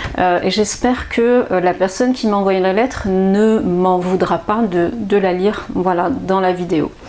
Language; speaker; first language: French; native; French